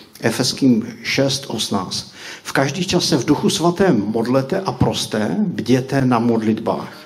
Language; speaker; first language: Czech; native; Czech